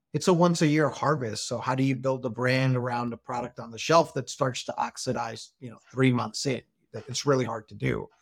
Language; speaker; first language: English; non-native, fluent; Spanish